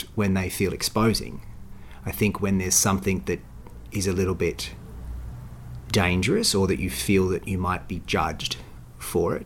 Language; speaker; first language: English; native; English